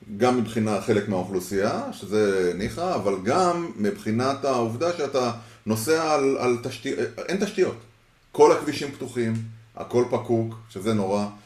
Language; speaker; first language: Hebrew; early bilingual, heritage; Hebrew